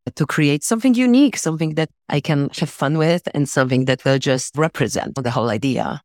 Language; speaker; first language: English; non-native, fluent; Polish